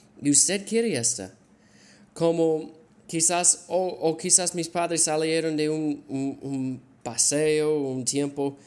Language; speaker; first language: Spanish; non-native, learner; English